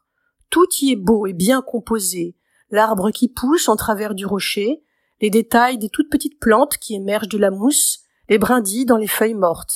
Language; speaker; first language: French; native; French